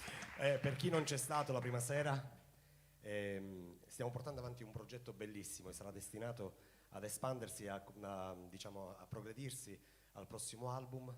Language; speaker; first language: Italian; native; Italian